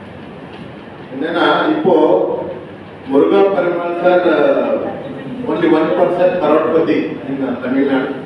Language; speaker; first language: Tamil; non-native, learner; Kannada